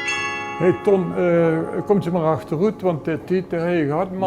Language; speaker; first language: Dutch; native; Dutch